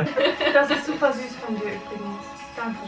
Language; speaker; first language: German; native; German